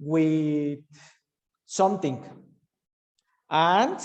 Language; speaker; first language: English; non-native, learner; Spanish